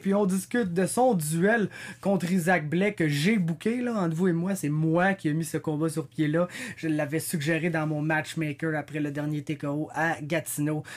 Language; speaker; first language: French; native; French